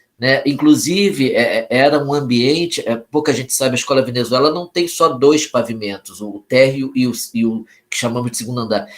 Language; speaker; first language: Portuguese; native; Portuguese